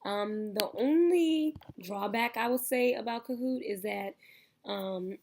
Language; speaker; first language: English; native; English